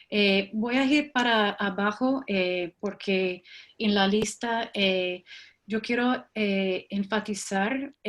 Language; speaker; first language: Spanish; non-native, fluent; English